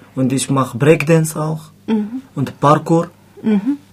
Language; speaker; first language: German; non-native, learner; Arabic